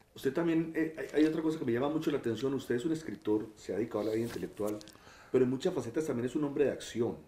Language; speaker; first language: Spanish; native; Spanish